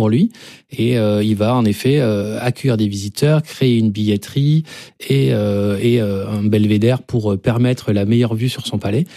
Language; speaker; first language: French; native; French